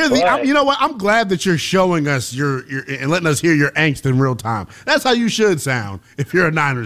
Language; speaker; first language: English; native; English